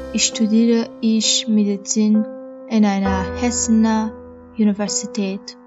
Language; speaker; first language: German; non-native, fluent; Persian